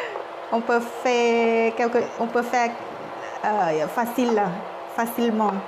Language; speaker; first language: French; non-native, learner; Thai